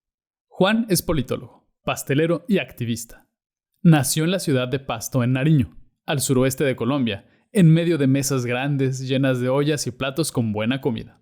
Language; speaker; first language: Spanish; native; Spanish